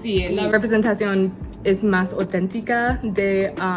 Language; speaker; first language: Spanish; non-native, learner; English